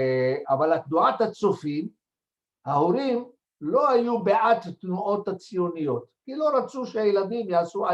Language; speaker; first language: Hebrew; non-native, fluent; French